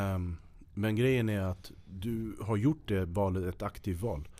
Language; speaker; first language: Swedish; native; Swedish